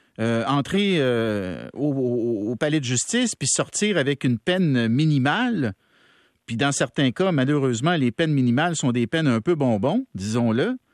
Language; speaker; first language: French; native; French